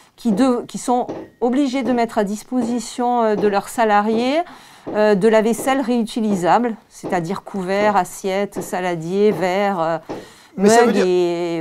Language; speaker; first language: French; native; French